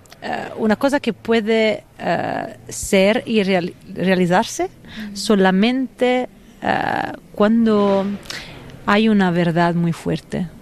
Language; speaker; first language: Spanish; non-native, fluent; Italian